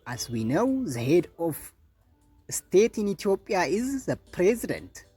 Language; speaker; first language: English; non-native, local second language; Amharic